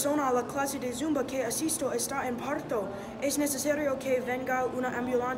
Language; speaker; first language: Spanish; non-native, learner; English